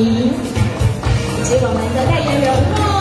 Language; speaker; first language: Chinese; native; Chinese